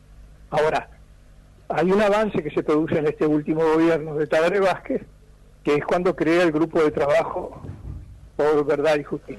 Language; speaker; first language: Spanish; native; Spanish